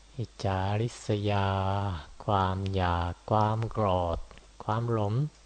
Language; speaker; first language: Thai; non-native, fluent; Japanese